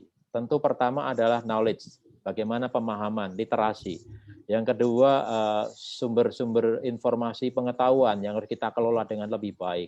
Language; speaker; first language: Indonesian; native; Indonesian